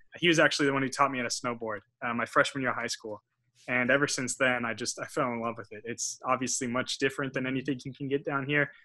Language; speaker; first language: English; native; English